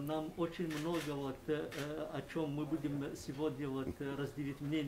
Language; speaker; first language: Russian; non-native, fluent; Arabic